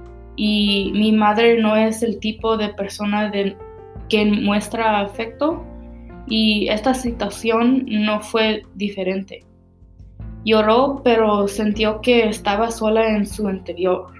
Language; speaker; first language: Spanish; early bilingual, heritage; Spanish